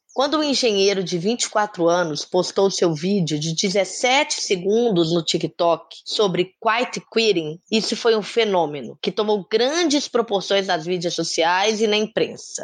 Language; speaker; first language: Portuguese; native; Portuguese